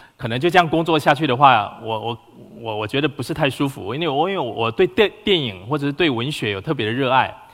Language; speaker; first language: Chinese; native; Chinese